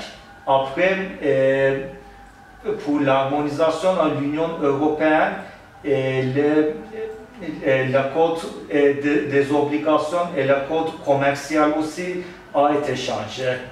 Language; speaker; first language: French; non-native, learner; Turkish